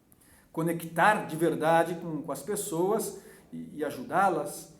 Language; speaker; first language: Portuguese; native; Portuguese